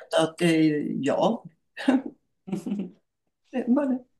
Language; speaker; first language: Swedish; native; Swedish